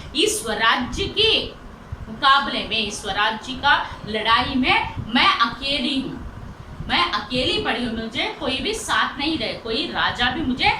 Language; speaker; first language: Hindi; non-native, local second language; Telugu